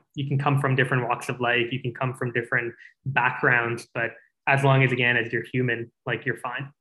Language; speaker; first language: English; native; English